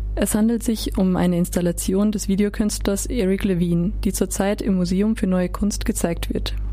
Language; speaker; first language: German; native; German